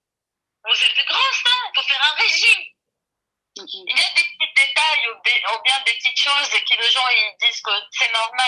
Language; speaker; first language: French; non-native, local second language; Arabic